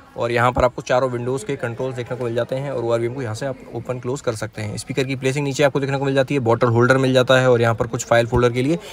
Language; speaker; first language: Hindi; native; Hindi